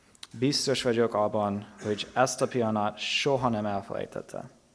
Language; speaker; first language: Hungarian; non-native, fluent; English